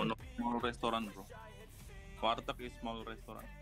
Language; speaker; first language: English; non-native, learner; Indonesian